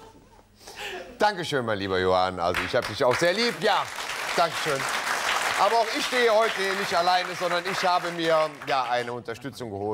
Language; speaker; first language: German; native; German